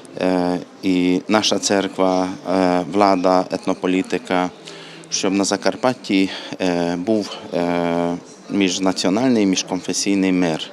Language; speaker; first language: Ukrainian; non-native, local second language; Hungarian